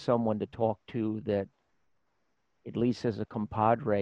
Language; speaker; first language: English; native; English